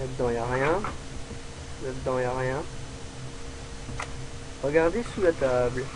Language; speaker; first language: French; native; French